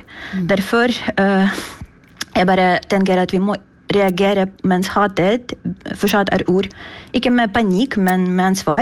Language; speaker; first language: Norwegian; non-native, fluent; Ukrainian